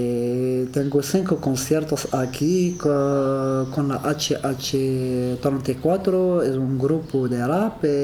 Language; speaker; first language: Spanish; non-native, learner; Arabic